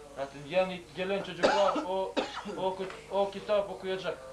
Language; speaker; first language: Turkish; non-native, learner; Bosnian